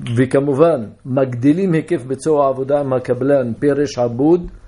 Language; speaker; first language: Hebrew; non-native, local second language; Arabic